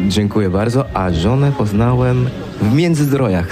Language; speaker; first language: Polish; non-native, fluent; Japanese